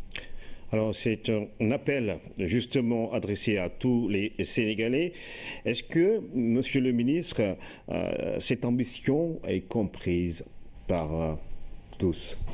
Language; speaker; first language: French; non-native, local second language; Wolof